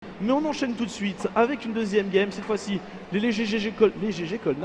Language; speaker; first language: French; native; French